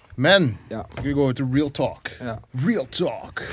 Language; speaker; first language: Norwegian; non-native, fluent; English